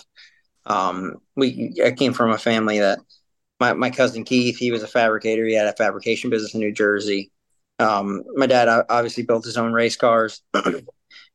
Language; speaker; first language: English; native; English